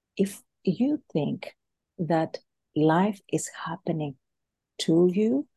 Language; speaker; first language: English; non-native, fluent; Greek